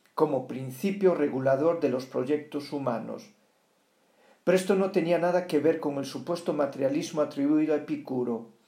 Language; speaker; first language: Spanish; non-native, local second language; Galician